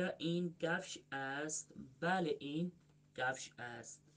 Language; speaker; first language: Persian; non-native, learner; Urdu